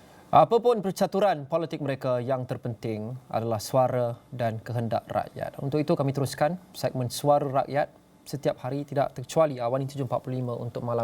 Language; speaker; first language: Malay; native; Malay